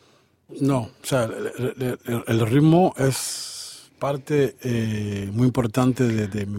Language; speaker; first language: French; non-native, learner; Spanish